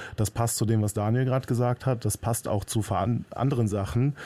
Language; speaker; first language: German; native; German